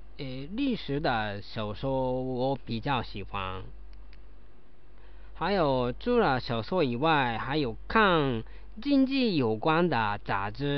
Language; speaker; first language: Chinese; non-native, learner; Japanese